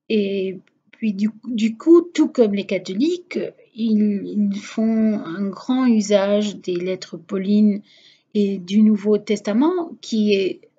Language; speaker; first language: French; non-native, fluent; Portuguese